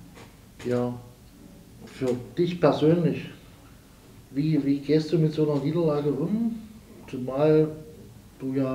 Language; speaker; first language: German; native; German